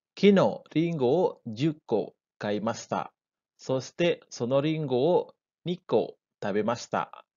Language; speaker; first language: Japanese; non-native, fluent; Indonesian